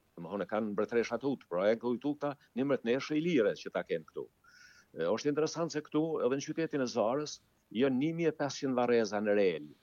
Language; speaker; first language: Albanian; native; Albanian